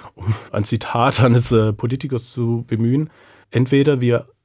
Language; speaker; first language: German; native; German